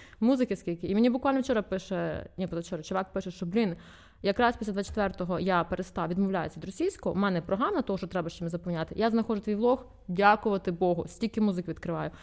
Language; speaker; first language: Ukrainian; non-native, local second language; Russian